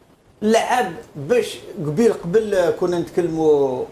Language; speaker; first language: Arabic; native; Arabic